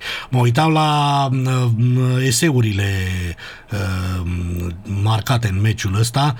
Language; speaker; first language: Romanian; native; Romanian